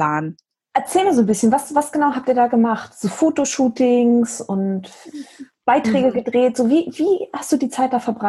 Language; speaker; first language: German; native; German